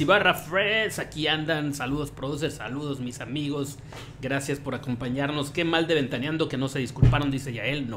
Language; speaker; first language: Spanish; native; Spanish